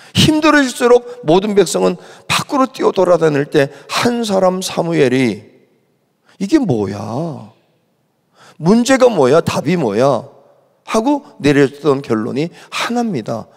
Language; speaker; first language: Korean; native; Korean